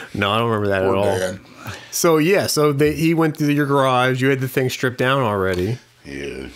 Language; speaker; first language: English; native; English